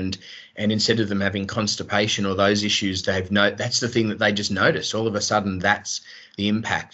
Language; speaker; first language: English; native; English